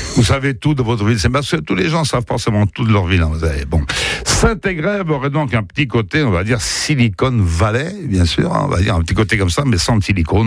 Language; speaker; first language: French; native; French